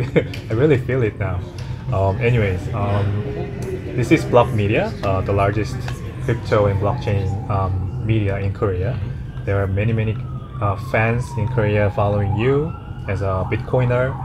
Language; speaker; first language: English; non-native, fluent; Korean